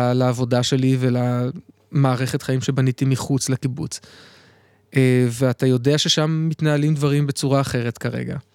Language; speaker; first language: Hebrew; native; Hebrew